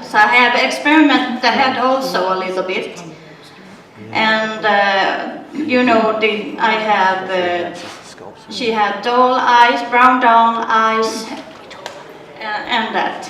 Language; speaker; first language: English; non-native, learner; Swedish